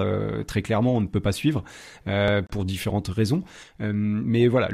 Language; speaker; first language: French; native; French